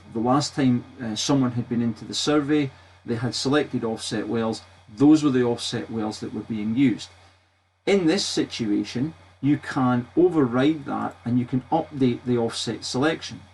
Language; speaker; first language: English; native; English